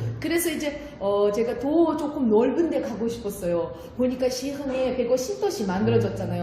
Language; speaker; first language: Korean; non-native, fluent; Uzbek